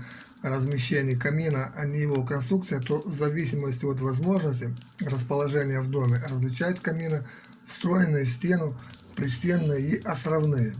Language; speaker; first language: Russian; native; Russian